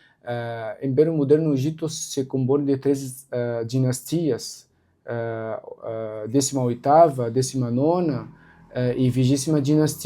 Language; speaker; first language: Portuguese; non-native, local second language; Arabic